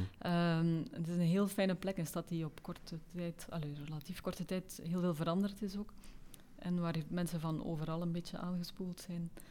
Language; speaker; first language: Dutch; native; Dutch